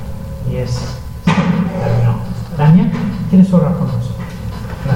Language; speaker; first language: Spanish; non-native, learner; English